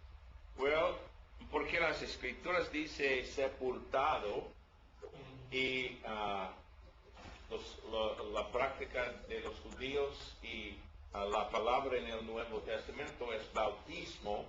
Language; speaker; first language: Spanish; non-native, learner; English